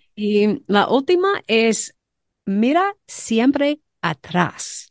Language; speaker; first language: Spanish; non-native, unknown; English